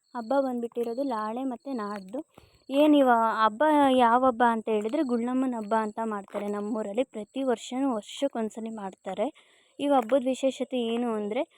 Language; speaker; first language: Kannada; native; Kannada